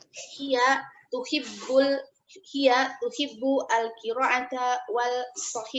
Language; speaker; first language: Arabic; non-native, learner; Indonesian